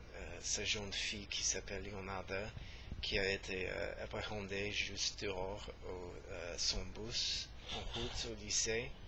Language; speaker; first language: French; non-native, learner; English